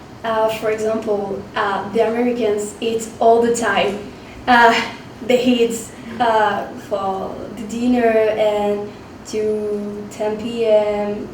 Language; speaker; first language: English; non-native, learner; French